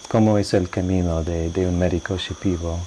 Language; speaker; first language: Spanish; non-native, fluent; English